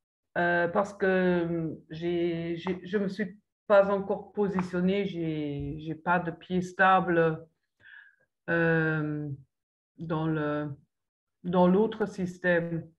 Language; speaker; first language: French; non-native, local second language; Luxembourgish